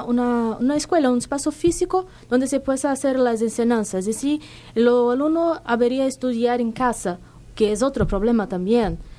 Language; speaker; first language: Spanish; non-native, fluent; Portuguese